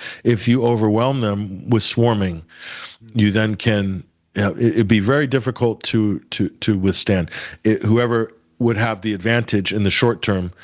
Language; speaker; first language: English; native; English